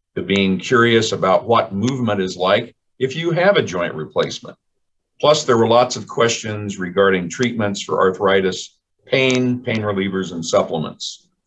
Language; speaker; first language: English; native; English